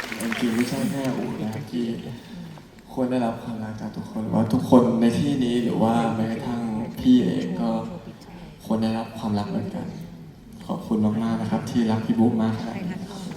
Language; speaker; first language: Thai; native; Thai